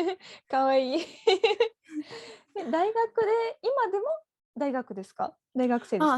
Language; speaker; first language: Japanese; non-native, fluent; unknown